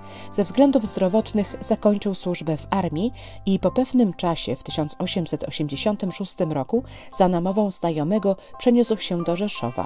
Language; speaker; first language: Polish; native; Polish